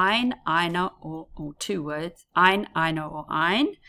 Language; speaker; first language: German; non-native, learner; English